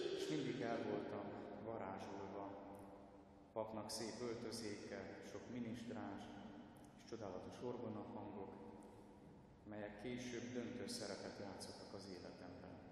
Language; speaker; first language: Hungarian; non-native, fluent; Ukrainian